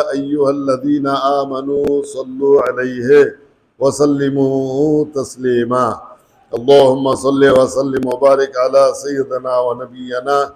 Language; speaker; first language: Arabic; non-native, fluent; Bangla